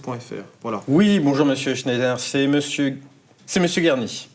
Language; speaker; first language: French; native; French